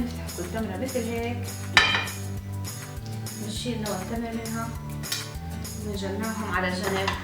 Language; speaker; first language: Arabic; native; Arabic